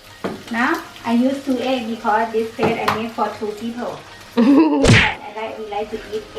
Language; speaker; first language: English; non-native, learner; Thai